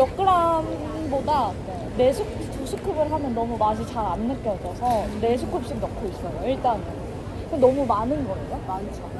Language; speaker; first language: Korean; native; Korean